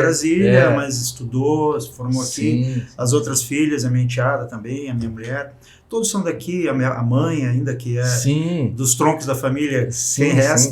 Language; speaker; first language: Portuguese; native; Portuguese